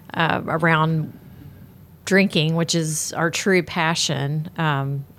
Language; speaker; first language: English; native; English